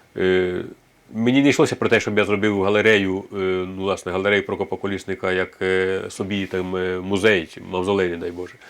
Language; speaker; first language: Ukrainian; native; Ukrainian